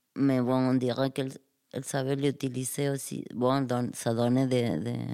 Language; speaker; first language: French; non-native, fluent; Spanish